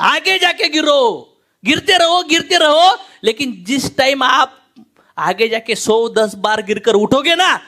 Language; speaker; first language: Hindi; non-native, local second language; Marathi